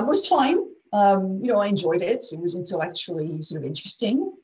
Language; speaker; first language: English; non-native, fluent; French